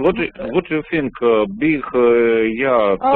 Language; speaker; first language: English; non-native, learner; Russian